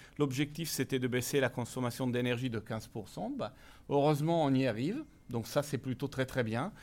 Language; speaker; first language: French; non-native, fluent; Italian